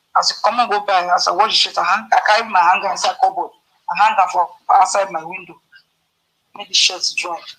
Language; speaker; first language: Nigerian Pidgin; non-native, local second language; Yoruba